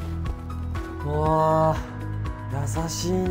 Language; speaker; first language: Japanese; native; Japanese